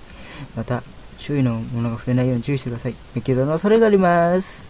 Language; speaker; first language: Japanese; native; Japanese